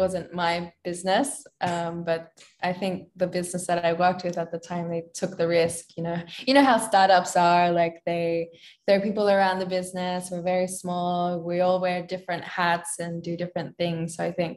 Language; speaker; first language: English; native; English